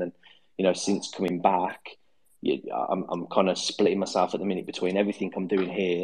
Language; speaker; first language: English; native; English